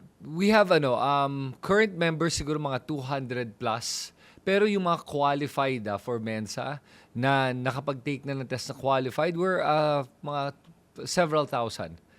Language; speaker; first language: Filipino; native; Filipino